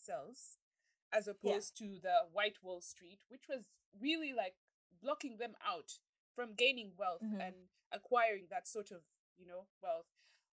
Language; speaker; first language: English; non-native, local second language; Ganda